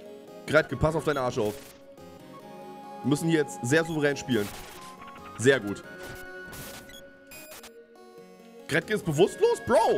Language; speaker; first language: German; native; German